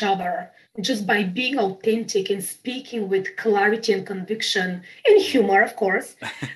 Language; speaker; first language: English; non-native, fluent; Bulgarian